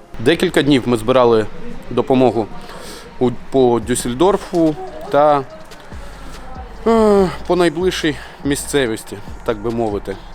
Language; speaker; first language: Ukrainian; native; Ukrainian